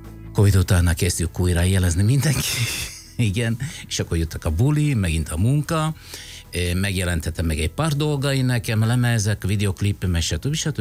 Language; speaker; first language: Hungarian; non-native, fluent; Italian